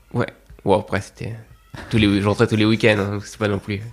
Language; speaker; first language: French; native; French